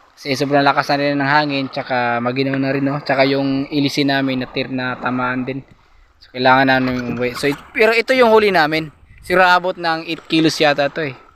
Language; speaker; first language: Filipino; native; Filipino